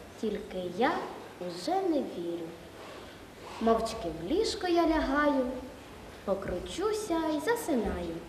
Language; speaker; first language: Ukrainian; native; Ukrainian